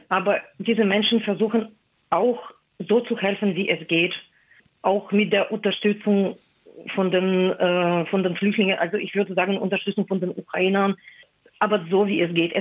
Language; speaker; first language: German; non-native, fluent; Russian